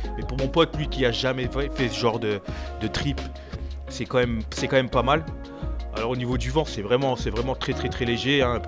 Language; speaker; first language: French; native; French